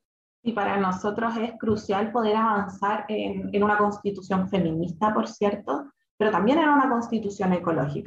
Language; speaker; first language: Spanish; native; Spanish